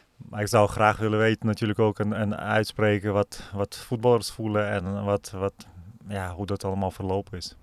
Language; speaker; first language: Dutch; non-native, fluent; Russian